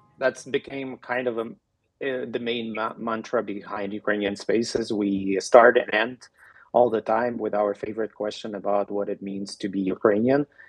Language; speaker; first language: English; non-native, fluent; Ukrainian